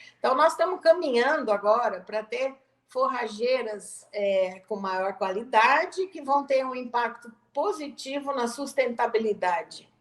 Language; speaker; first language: Portuguese; native; Portuguese